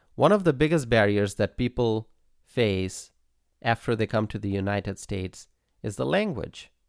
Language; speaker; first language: English; non-native, local second language; Bangla